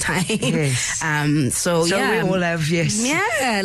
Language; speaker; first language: English; non-native, local second language; Zulu